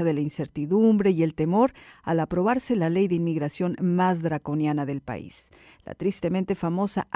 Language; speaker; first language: Spanish; native; Spanish